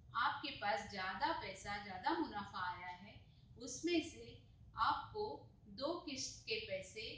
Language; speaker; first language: Hindi; non-native, local second language; Marathi